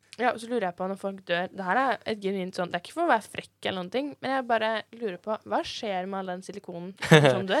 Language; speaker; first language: Norwegian; native; Norwegian